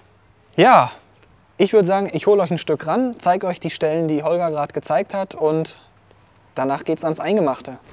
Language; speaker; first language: German; native; German